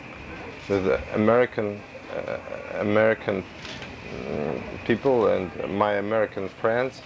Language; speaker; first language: English; non-native, learner; Russian